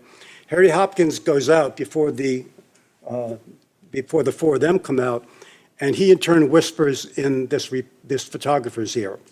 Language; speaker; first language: English; native; English